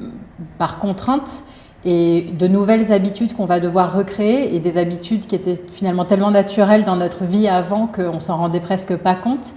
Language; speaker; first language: French; native; French